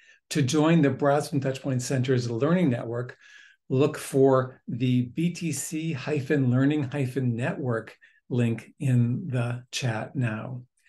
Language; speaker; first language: English; native; English